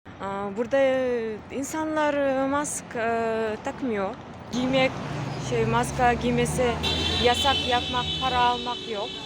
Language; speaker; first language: Turkish; non-native, learner; Kyrgyz